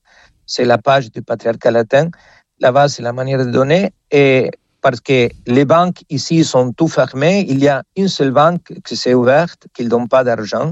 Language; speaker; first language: French; non-native, fluent; Spanish